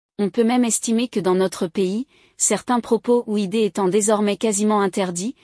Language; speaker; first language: French; native; French